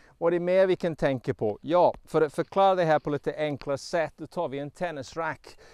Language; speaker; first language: Swedish; non-native, fluent; English